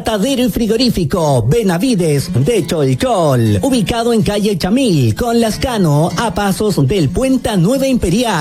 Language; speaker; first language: Spanish; native; Spanish